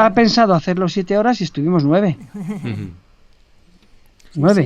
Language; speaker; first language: Spanish; native; Spanish